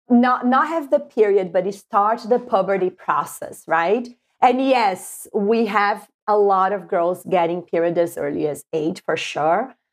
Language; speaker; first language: English; non-native, fluent; Spanish